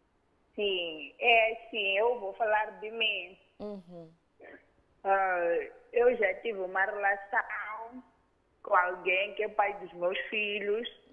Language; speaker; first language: Portuguese; non-native, local second language; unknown